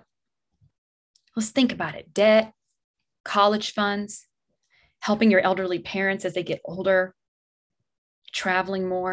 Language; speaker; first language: English; native; English